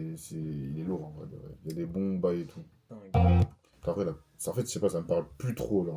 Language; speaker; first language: French; native; French